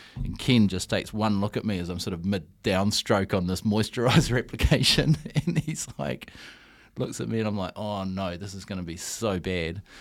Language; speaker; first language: English; native; English